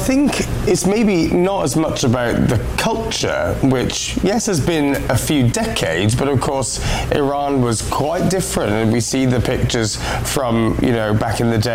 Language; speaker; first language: English; native; English